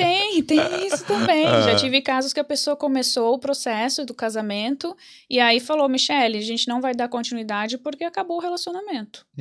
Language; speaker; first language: Portuguese; native; Portuguese